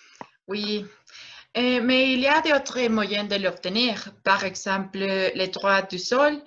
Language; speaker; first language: French; non-native, learner; Spanish